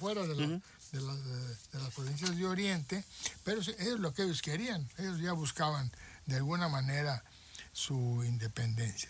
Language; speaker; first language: Spanish; native; Spanish